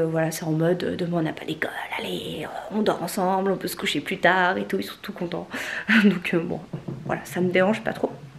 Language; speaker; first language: French; native; French